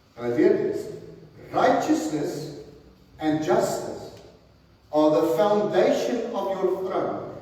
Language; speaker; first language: English; non-native, local second language; Afrikaans